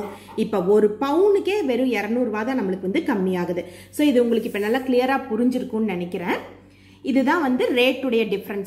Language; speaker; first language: Tamil; native; Tamil